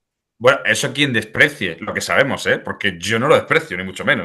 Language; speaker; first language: Spanish; native; Spanish